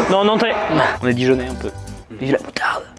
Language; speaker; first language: French; native; French